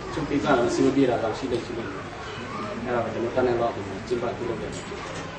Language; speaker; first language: Burmese; non-native, local second language; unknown